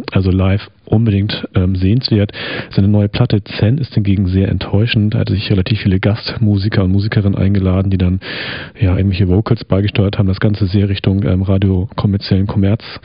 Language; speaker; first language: German; native; German